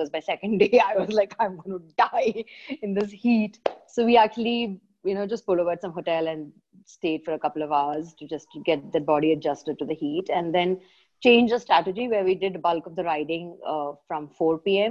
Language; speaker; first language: English; non-native, local second language; Malayalam